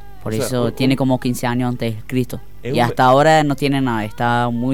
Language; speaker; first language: Spanish; non-native, learner; Arabic